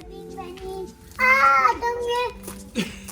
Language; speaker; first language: French; early bilingual, heritage; French